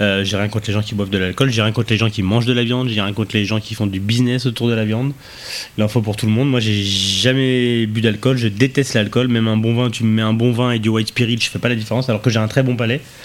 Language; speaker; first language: French; native; French